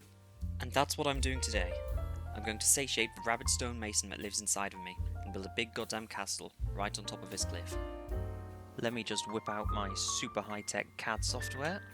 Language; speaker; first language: English; native; English